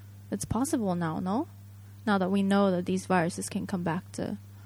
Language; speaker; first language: English; non-native, fluent; Japanese